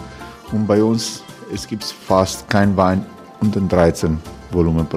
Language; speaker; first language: German; non-native, learner; Croatian